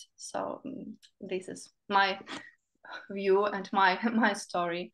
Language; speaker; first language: English; non-native, learner; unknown